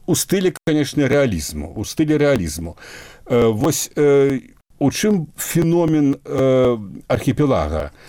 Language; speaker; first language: Belarusian; native; Belarusian